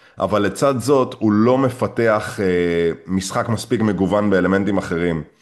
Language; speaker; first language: Hebrew; native; Hebrew